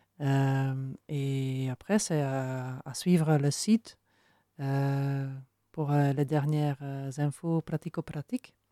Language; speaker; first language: French; non-native, fluent; Dutch